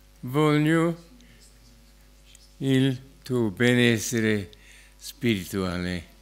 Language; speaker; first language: Italian; non-native, fluent; English